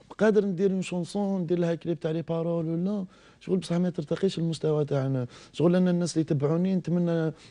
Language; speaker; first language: Arabic; native; Arabic